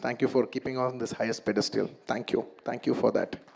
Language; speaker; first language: English; non-native, local second language; Telugu